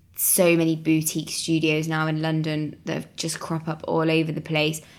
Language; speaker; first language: English; native; English